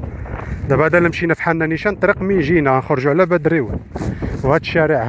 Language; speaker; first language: Arabic; native; Arabic